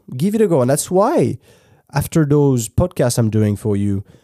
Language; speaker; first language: English; non-native, fluent; French